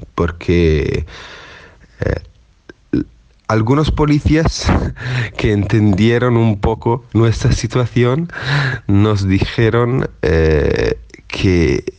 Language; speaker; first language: Spanish; non-native, fluent; Italian